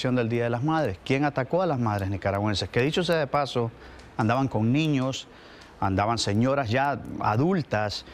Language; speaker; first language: Spanish; native; Spanish